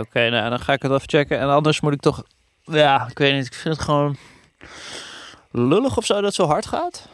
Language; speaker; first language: Dutch; native; Dutch